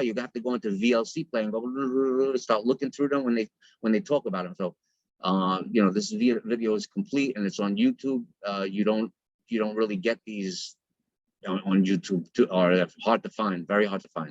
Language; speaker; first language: English; native; English